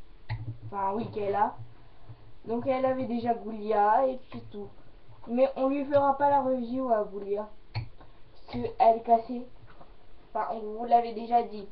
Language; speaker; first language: French; native; French